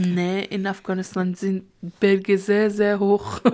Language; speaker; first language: German; non-native, learner; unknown